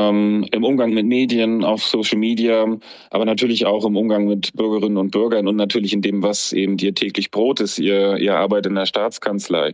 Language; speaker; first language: German; native; German